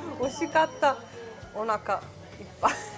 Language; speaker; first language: Japanese; non-native, fluent; Italian